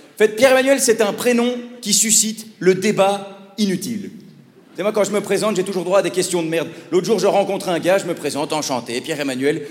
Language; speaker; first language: French; native; French